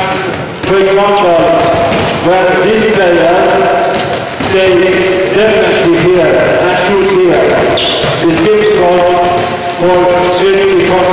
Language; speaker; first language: English; non-native, learner; Swedish